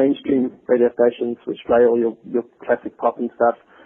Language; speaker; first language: English; native; English